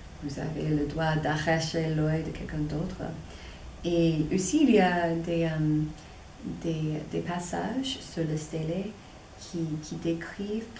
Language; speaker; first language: French; non-native, fluent; English